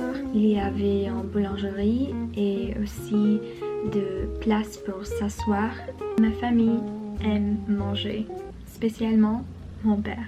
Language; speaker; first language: French; non-native, learner; Spanish